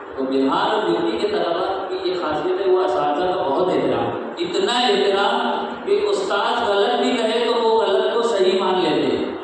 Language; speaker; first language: Urdu; native; Urdu